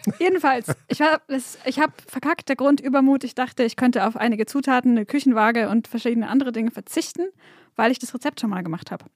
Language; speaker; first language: German; native; German